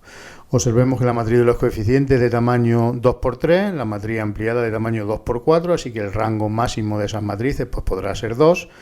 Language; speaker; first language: Spanish; native; Spanish